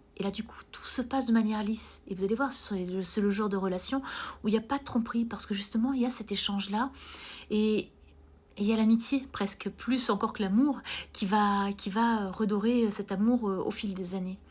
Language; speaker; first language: French; native; French